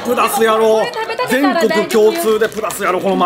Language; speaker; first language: Japanese; native; Japanese